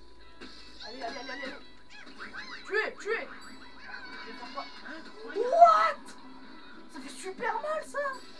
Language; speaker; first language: French; native; French